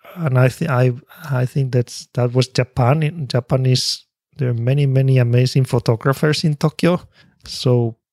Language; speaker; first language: English; non-native, fluent; Spanish